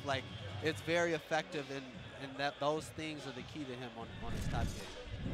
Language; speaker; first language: English; native; English